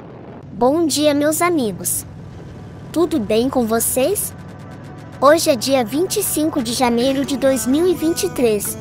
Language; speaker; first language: Portuguese; non-native, fluent; Korean